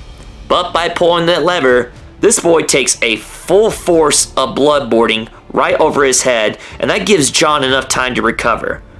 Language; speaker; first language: English; native; English